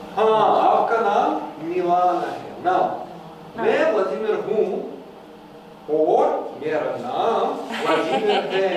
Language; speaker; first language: Russian; native; Russian